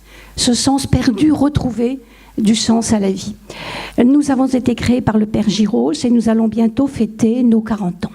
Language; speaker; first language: French; native; French